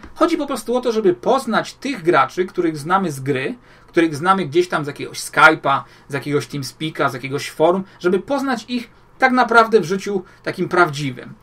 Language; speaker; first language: Polish; native; Polish